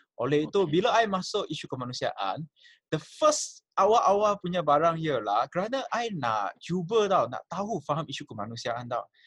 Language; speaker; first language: Malay; non-native, local second language; Chinese